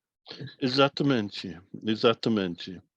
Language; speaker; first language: Portuguese; non-native, fluent; English